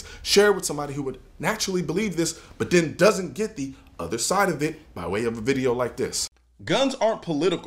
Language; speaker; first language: English; native; English